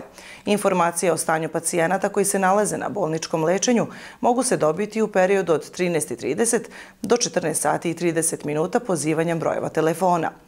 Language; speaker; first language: Serbian; native; Serbian